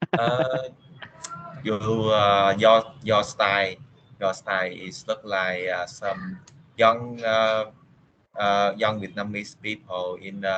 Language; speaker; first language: English; non-native, learner; Vietnamese